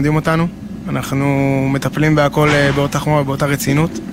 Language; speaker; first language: Hebrew; native; Hebrew